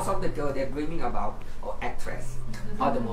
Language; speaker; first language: English; non-native, learner; Thai